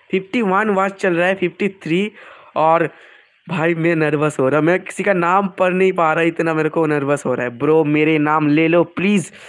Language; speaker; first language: Hindi; non-native, local second language; Bangla